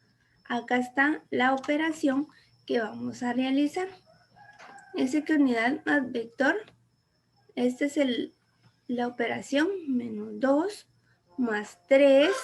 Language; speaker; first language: Spanish; native; Spanish